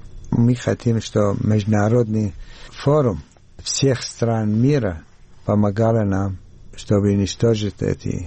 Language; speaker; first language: Russian; non-native, learner; Arabic